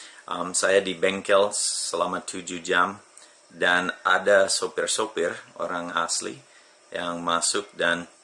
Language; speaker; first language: Indonesian; non-native, fluent; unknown